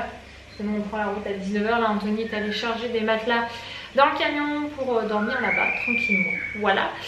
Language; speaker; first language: French; native; French